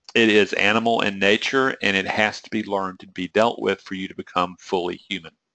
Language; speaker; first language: English; native; English